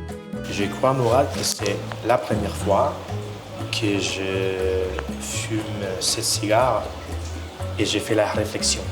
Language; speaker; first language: French; non-native, fluent; Spanish